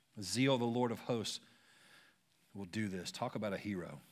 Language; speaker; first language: English; native; English